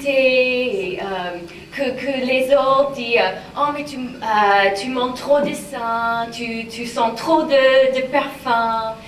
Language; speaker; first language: French; non-native, fluent; English